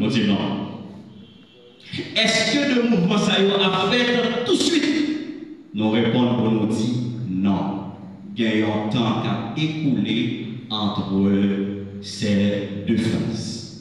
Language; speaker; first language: French; non-native, local second language; Haitian Creole